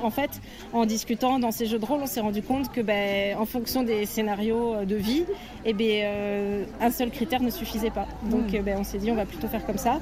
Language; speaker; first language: French; native; French